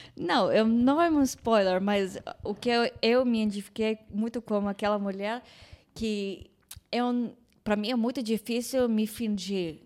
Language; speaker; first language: Portuguese; non-native, fluent; Hebrew